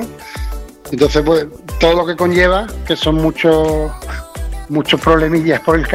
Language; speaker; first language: Spanish; native; Spanish